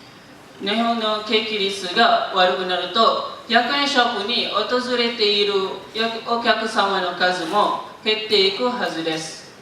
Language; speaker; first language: Japanese; non-native, learner; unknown